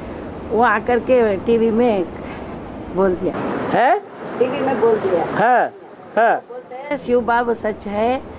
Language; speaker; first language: Hindi; non-native, local second language; Kannada